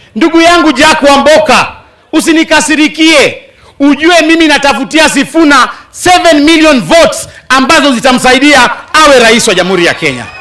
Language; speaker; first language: Swahili; non-native, local second language; Luyia